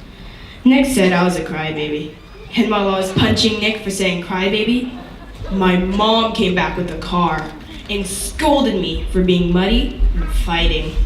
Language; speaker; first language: English; native; English